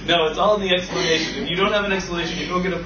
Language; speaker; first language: English; native; English